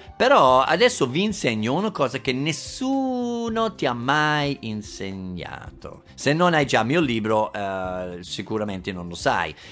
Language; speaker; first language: Italian; non-native, fluent; English